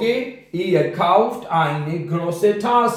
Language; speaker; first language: German; non-native, fluent; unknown